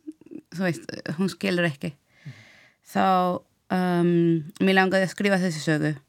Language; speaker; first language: Icelandic; non-native, learner; Spanish